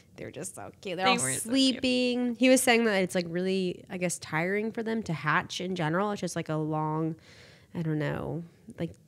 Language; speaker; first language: English; native; English